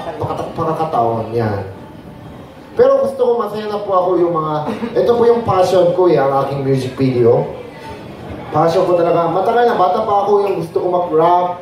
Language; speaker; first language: Filipino; non-native, fluent; Korean